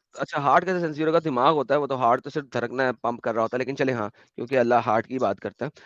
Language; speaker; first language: Urdu; non-native, local second language; Punjabi